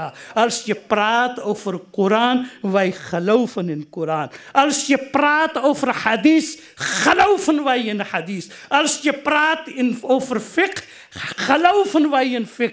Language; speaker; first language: Dutch; non-native, fluent; Urdu